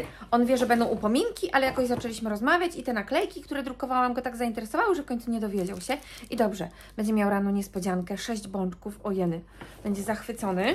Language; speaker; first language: Polish; native; Polish